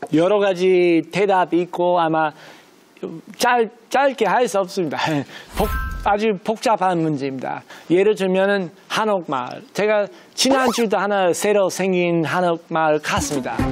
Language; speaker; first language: Korean; non-native, fluent; English